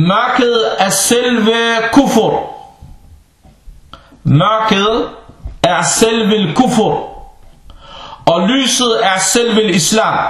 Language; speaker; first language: Danish; early bilingual, other home language; Arabic